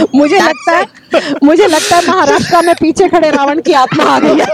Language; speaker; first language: Hindi; non-native, local second language; Marathi